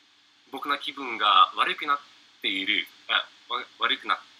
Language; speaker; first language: Japanese; non-native, learner; English